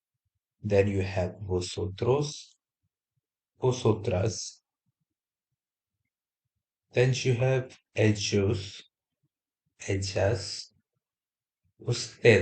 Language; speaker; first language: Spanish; non-native, fluent; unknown